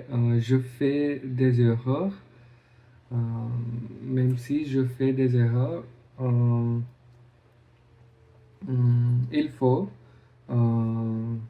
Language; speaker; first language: French; non-native, learner; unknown